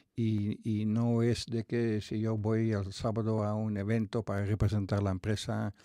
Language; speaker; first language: Spanish; non-native, fluent; Dutch